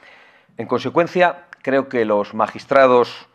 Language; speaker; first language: Spanish; native; Spanish